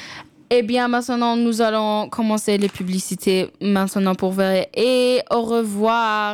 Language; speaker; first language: French; non-native, local second language; English